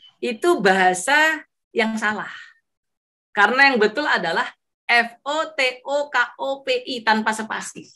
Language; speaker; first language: Indonesian; non-native, local second language; Javanese